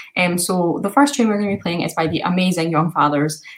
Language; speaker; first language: English; native; English